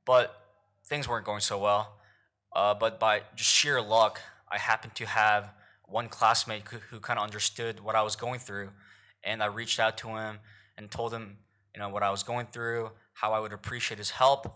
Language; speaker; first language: English; early bilingual, other home language; Korean